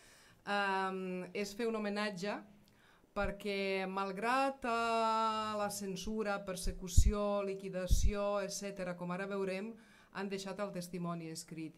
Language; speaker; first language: Catalan; non-native, fluent; Serbian